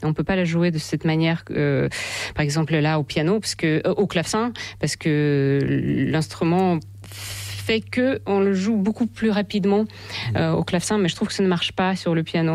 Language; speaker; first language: French; non-native, fluent; Russian